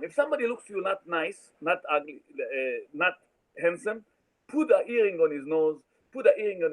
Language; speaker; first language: English; non-native, learner; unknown